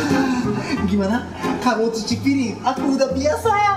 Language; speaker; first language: Indonesian; non-native, learner; Japanese